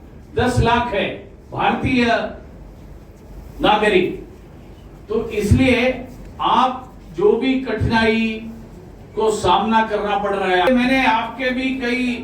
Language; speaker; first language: Hindi; non-native, local second language; Malayalam